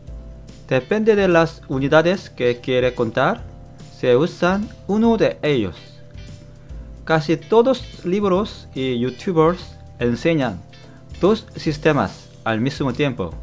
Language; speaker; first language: Spanish; non-native, fluent; Korean